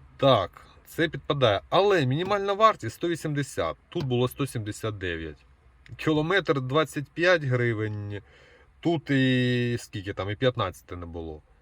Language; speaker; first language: Ukrainian; non-native, local second language; Russian